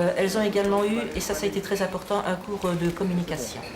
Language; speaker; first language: French; native; French